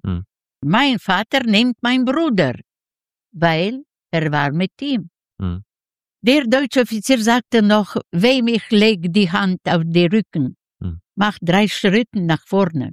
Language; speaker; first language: German; non-native, learner; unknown